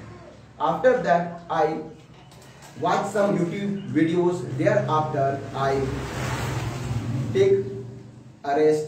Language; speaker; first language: English; non-native, learner; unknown